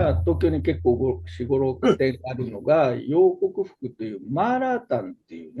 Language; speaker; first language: Japanese; native; Japanese